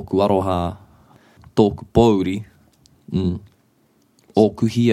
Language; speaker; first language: Māori; non-native, local second language; English